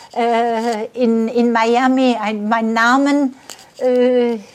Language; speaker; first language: German; early bilingual, heritage; German